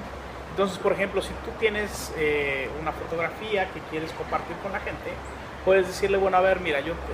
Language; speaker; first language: Spanish; native; Spanish